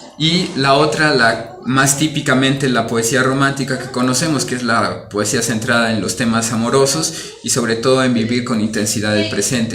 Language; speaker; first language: Spanish; native; Spanish